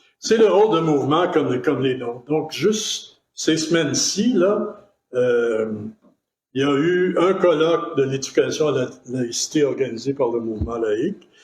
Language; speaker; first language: French; native; French